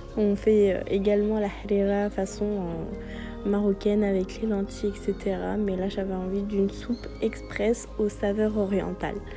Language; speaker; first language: French; early bilingual, other home language; Arabic